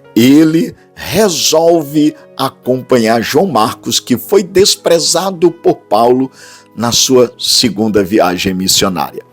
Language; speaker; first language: Portuguese; native; Portuguese